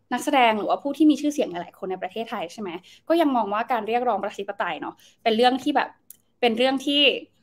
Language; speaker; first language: Thai; native; Thai